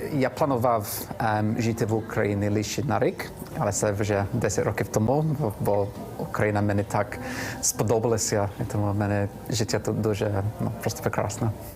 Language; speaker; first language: Ukrainian; non-native, fluent; English